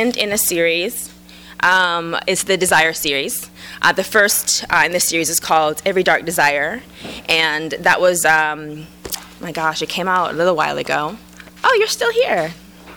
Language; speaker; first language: English; early bilingual, other home language; Jamaican Creole English